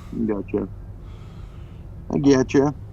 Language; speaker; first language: English; native; English